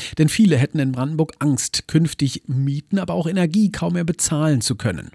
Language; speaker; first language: German; native; German